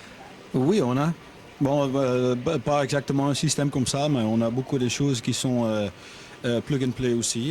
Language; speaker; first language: French; non-native, fluent; Dutch